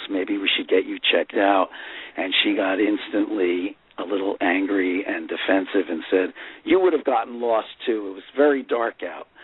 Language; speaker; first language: English; native; English